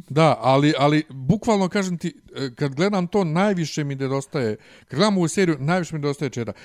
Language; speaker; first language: Bosnian; native; Bosnian